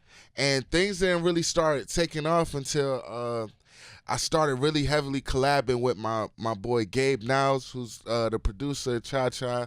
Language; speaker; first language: English; native; English